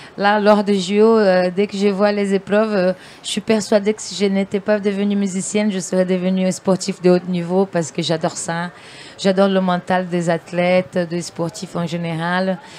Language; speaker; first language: French; non-native, fluent; Portuguese